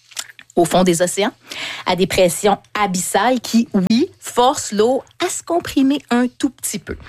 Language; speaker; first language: French; native; French